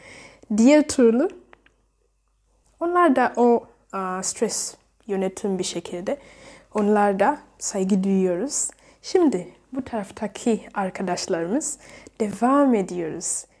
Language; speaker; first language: Turkish; non-native, learner; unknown